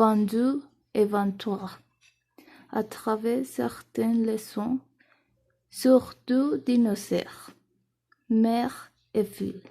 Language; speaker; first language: French; non-native, learner; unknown